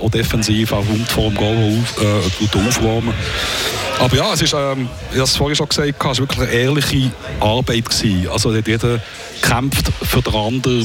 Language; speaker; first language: German; native; German